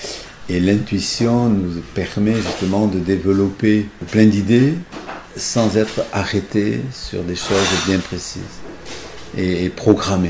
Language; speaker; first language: French; native; French